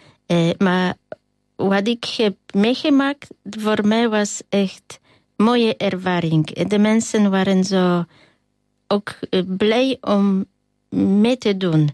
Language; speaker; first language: Dutch; non-native, learner; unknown